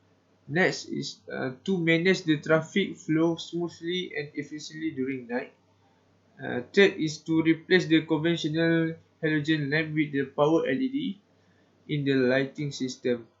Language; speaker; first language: English; non-native, local second language; Malay